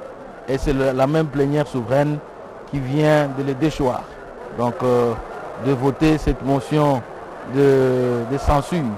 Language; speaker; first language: French; non-native, local second language; Luba-Lulua